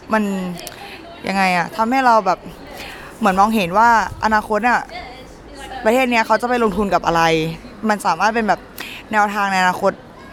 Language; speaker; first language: Thai; native; Thai